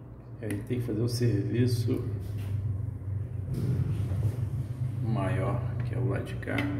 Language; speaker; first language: Portuguese; native; Portuguese